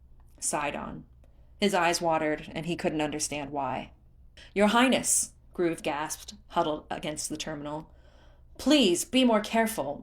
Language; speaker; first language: English; native; English